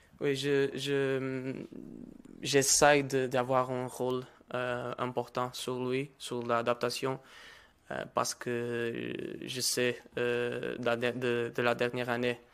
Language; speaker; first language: French; non-native, learner; Portuguese